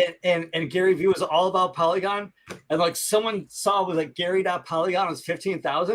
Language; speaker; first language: English; native; English